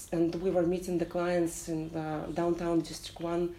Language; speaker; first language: English; non-native, fluent; Russian